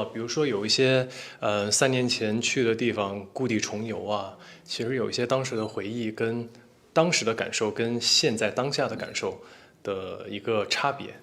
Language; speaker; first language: Chinese; native; Chinese